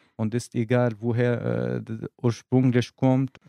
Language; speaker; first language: German; non-native, learner; Arabic